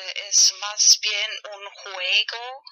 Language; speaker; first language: Spanish; non-native, fluent; German